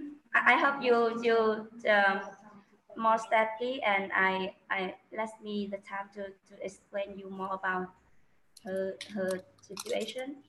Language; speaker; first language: English; non-native, learner; Vietnamese